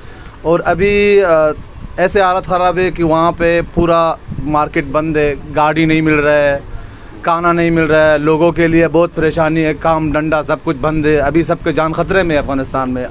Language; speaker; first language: Hindi; non-native, fluent; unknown